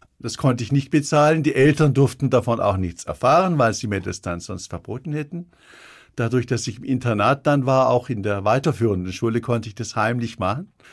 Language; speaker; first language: German; early bilingual, other home language; Turkish